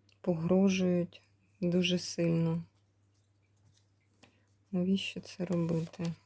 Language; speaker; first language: Ukrainian; native; Ukrainian